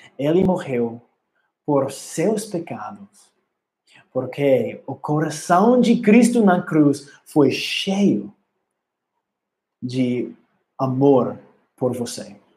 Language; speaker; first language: Portuguese; non-native, learner; English